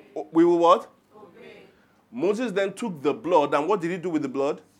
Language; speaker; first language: English; non-native, local second language; Yoruba